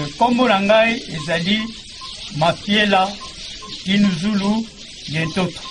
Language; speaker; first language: Lingala; non-native, local second language; Kongo